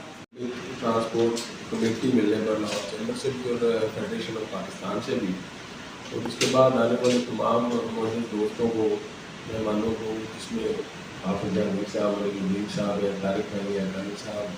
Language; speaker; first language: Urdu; non-native, local second language; Punjabi